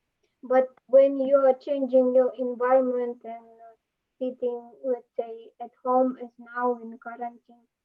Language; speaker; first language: English; non-native, learner; Russian